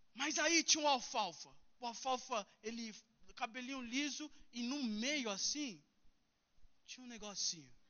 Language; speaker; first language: Portuguese; early bilingual, heritage; Portuguese